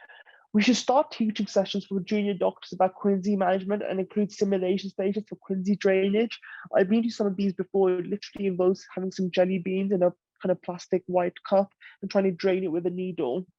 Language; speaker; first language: English; native; English